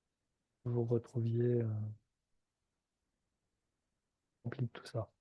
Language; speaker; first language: French; native; French